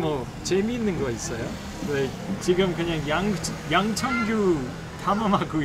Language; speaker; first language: Korean; non-native, fluent; English